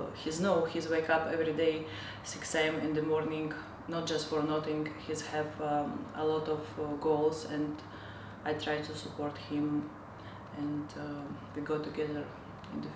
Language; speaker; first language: English; non-native, fluent; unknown